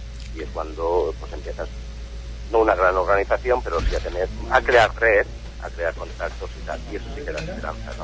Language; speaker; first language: Spanish; native; Spanish